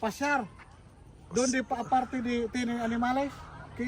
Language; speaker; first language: Spanish; non-native, learner; Filipino